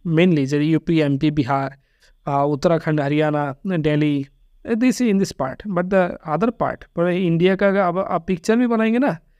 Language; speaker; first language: Hindi; non-native, local second language; Bangla